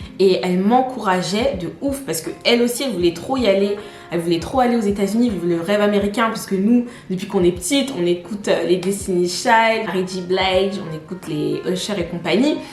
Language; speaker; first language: French; native; French